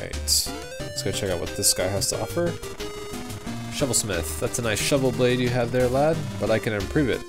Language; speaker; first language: English; native; English